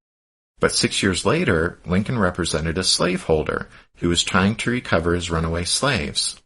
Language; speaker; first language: English; native; English